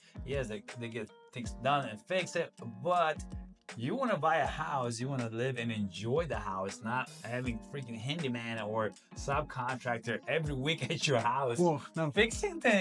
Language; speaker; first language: English; non-native, fluent; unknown